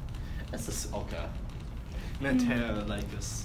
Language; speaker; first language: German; non-native, learner; English